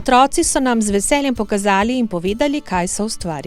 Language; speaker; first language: Slovenian; native; Slovenian